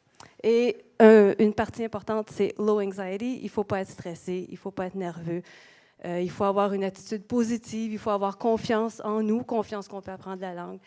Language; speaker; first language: French; native; French